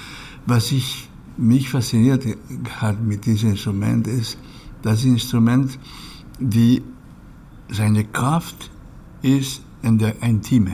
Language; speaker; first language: German; non-native, learner; Catalan